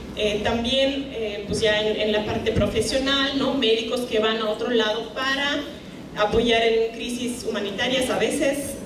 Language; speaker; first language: Spanish; non-native, fluent; German